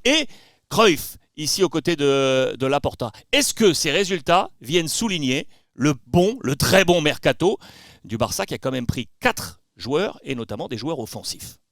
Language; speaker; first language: French; native; French